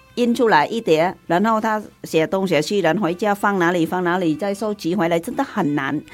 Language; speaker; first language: Chinese; non-native, fluent; Vietnamese